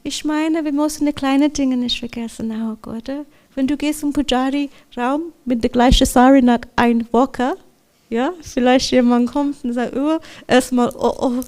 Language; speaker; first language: German; non-native, learner; English